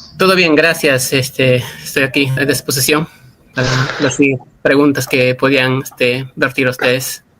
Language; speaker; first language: Spanish; non-native, local second language; Quechua